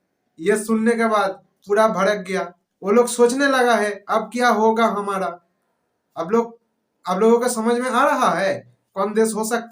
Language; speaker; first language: Hindi; non-native, local second language; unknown